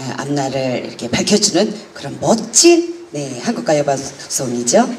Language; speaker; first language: Korean; native; Korean